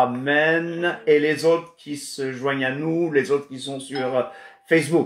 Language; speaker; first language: French; non-native, fluent; Kabuverdianu